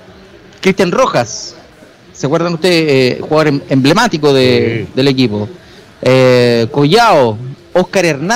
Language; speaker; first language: Spanish; native; Spanish